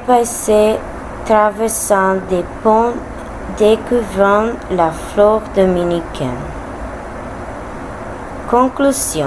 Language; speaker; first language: French; non-native, learner; Spanish